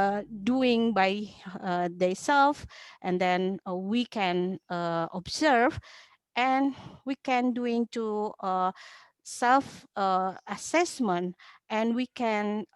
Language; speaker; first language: English; non-native, learner; Indonesian